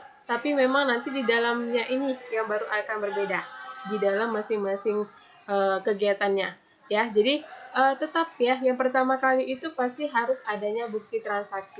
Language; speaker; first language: Indonesian; native; Indonesian